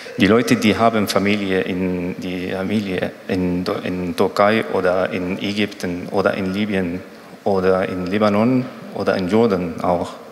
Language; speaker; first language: German; non-native, learner; Arabic